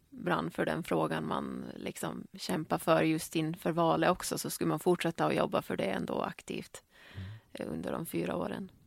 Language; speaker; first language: Swedish; native; Swedish